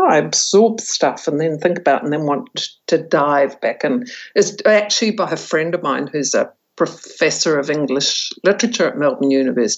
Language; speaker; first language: English; native; English